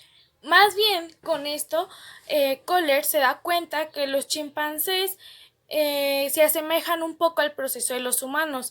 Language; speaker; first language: Spanish; native; Spanish